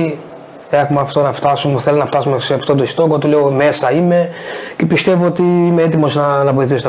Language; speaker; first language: Greek; non-native, fluent; Portuguese